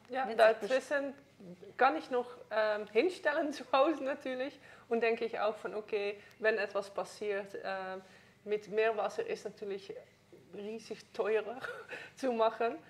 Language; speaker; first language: German; non-native, learner; Dutch